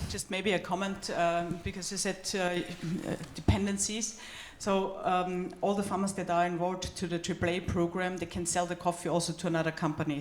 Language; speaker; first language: English; non-native, fluent; German